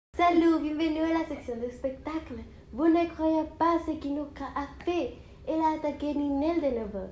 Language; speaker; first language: French; non-native, learner; Spanish